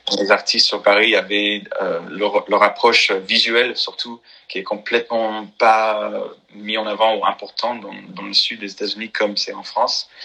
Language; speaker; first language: French; non-native, fluent; English